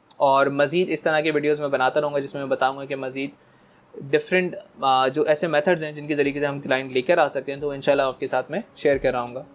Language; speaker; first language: Urdu; native; Urdu